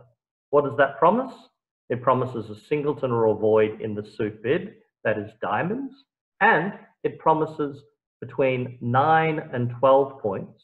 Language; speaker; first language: English; native; English